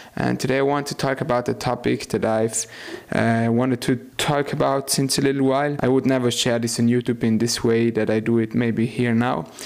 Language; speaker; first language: English; non-native, fluent; German